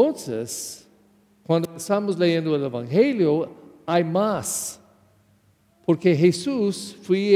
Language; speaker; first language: Spanish; non-native, learner; English